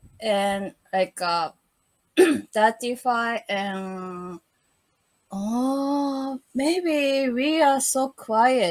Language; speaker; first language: English; non-native, learner; Japanese